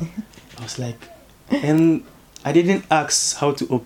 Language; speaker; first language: English; non-native, local second language; Ewe